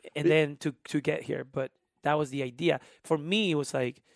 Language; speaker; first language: English; early bilingual, other home language; Spanish